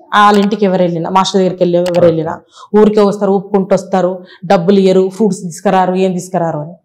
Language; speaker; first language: Telugu; native; Telugu